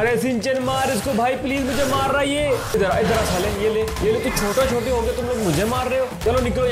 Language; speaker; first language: Hindi; native; Hindi